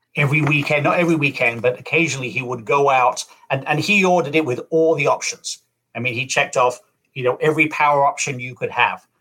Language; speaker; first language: English; native; English